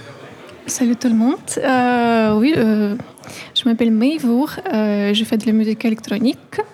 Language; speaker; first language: French; non-native, fluent; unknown